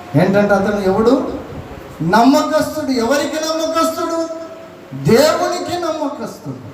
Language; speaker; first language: Telugu; non-native, local second language; Lambadi